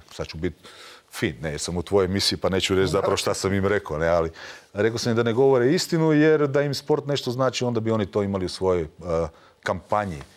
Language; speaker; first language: Croatian; native; Croatian